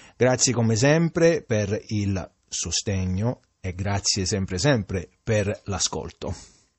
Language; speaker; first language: Italian; non-native, fluent; English